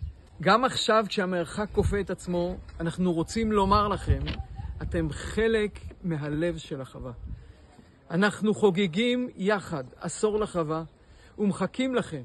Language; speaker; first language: Hebrew; native; Hebrew